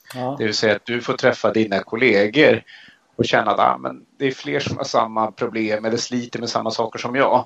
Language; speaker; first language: Swedish; native; Swedish